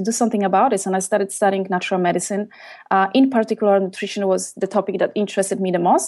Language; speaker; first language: English; non-native, fluent; Polish